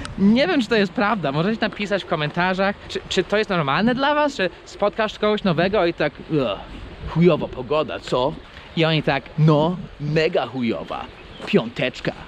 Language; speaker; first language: Polish; non-native, fluent; English